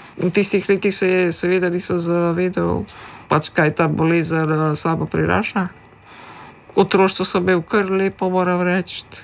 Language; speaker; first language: Slovenian; early bilingual, other home language; Macedonian